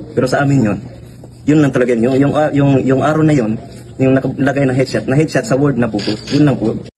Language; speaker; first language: Filipino; non-native, local second language; Cebuano